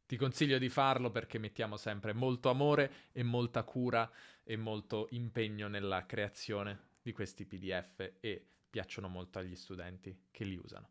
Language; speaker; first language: Italian; native; Italian